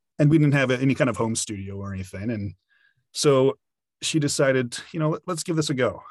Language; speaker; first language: English; native; English